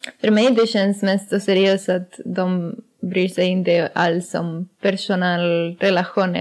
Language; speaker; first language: Swedish; non-native, learner; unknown